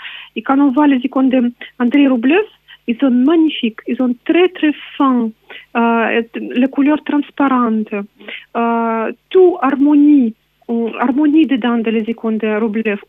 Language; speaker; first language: French; non-native, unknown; Russian